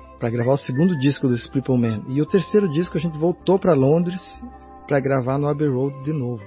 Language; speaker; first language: Portuguese; native; Portuguese